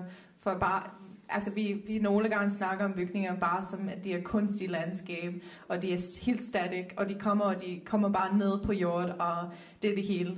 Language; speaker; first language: Danish; non-native, fluent; Dutch